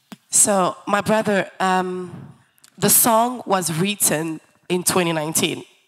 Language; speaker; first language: English; early bilingual, other home language; Lingala